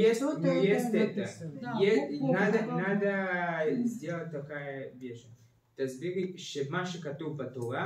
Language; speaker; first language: Russian; early bilingual, heritage; Russian